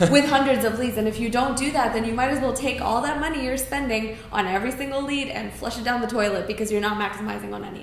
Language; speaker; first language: English; native; English